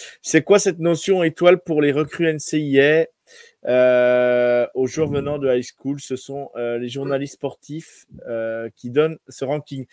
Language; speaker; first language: French; native; French